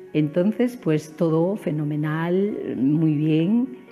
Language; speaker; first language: Spanish; native; Spanish